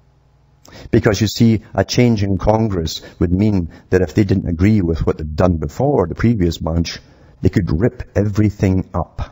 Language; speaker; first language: English; native; English